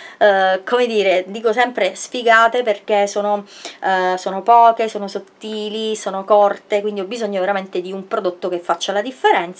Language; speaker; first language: Italian; native; Italian